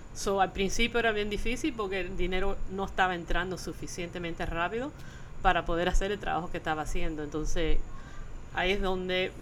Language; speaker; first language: Spanish; early bilingual, heritage; Spanish